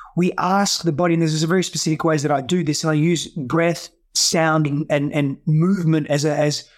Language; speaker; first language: English; non-native, local second language; Greek